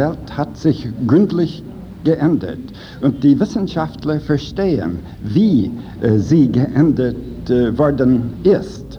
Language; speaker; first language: German; non-native, fluent; English